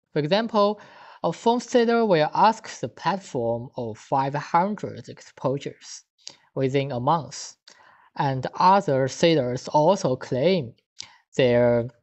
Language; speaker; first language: English; non-native, fluent; Chinese